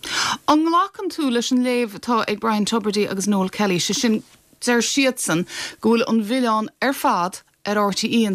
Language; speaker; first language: Irish; native; Irish